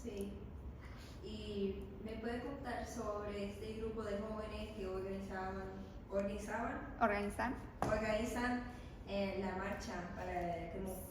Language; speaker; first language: Spanish; non-native, learner; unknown